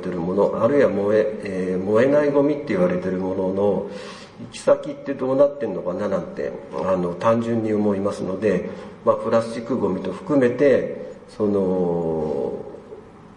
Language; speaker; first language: Japanese; native; Japanese